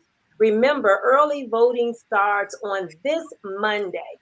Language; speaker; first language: English; native; English